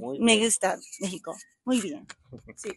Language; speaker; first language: Spanish; non-native, learner; Japanese